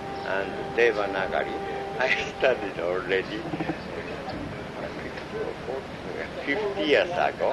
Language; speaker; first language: English; non-native, learner; Japanese